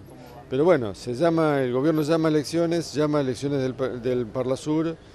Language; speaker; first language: Spanish; native; Spanish